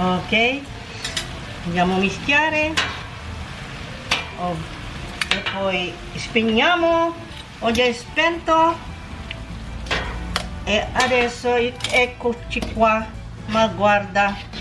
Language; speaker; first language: Italian; non-native, local second language; Filipino